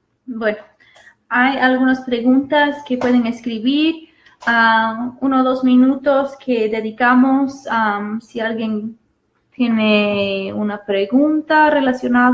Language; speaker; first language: Spanish; non-native, fluent; English